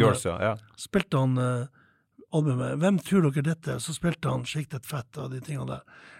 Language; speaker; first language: Norwegian; native; Norwegian